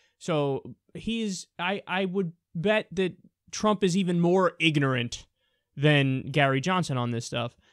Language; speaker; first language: English; native; English